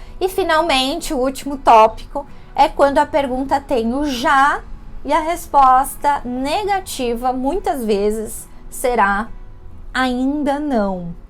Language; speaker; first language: Portuguese; native; Portuguese